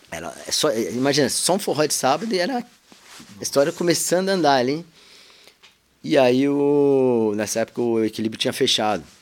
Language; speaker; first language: Portuguese; native; Portuguese